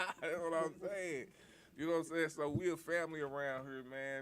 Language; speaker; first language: English; native; English